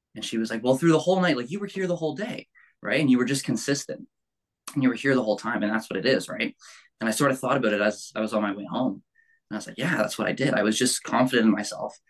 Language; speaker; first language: English; native; English